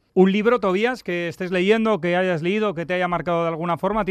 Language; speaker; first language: Spanish; native; Spanish